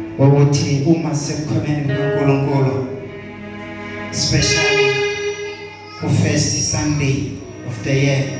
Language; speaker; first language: Zulu; non-native, local second language; South Ndebele